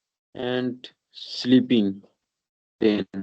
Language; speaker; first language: English; non-native, learner; Bangla